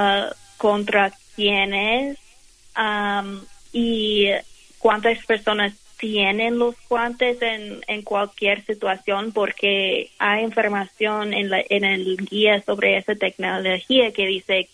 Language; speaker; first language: Spanish; non-native, learner; English